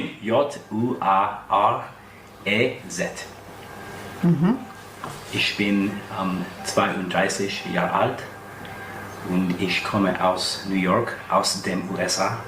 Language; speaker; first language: German; non-native, learner; English